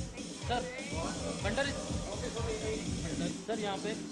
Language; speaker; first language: Hindi; native; Hindi